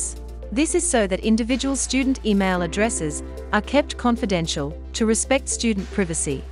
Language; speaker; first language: English; native; English